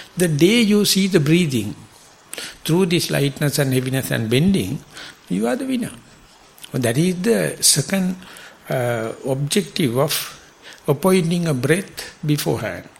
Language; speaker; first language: English; non-native, local second language; Sinhala